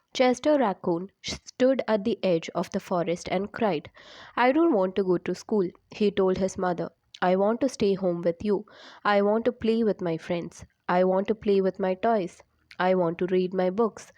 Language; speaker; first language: English; non-native, local second language; Malayalam